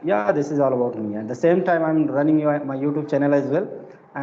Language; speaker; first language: English; non-native, fluent; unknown